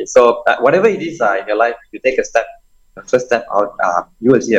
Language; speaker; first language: English; non-native, local second language; Tamil